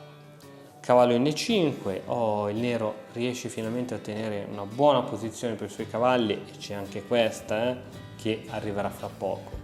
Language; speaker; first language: Italian; native; Italian